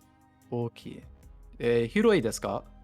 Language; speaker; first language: Japanese; non-native, learner; English